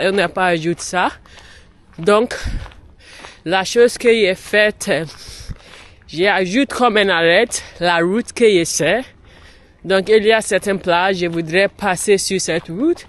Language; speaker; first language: French; non-native, learner; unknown